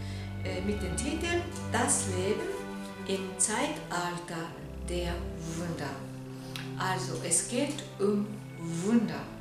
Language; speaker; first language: German; non-native, fluent; Japanese